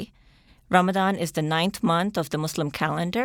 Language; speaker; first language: English; non-native, local second language; Urdu